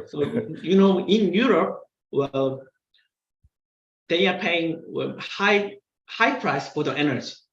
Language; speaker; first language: English; non-native, fluent; Korean